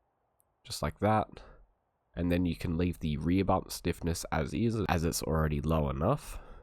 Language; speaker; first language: English; native; English